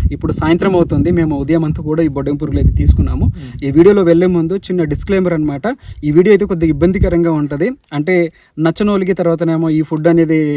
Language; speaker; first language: Telugu; native; Telugu